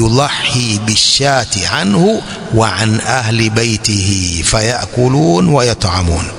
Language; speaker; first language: Arabic; non-native, fluent; Swahili